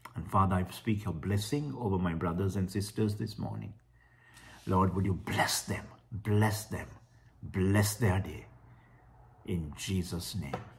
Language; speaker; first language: English; non-native, local second language; Sinhala